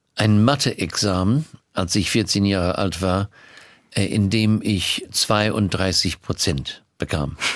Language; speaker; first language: German; non-native, fluent; English